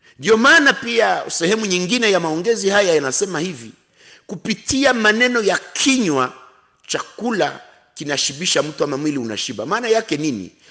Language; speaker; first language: Swahili; non-native, local second language; Kinyarwanda